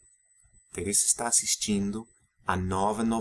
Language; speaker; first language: Portuguese; non-native, fluent; English